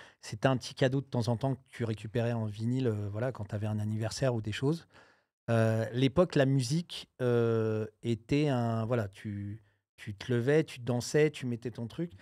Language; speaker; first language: French; native; French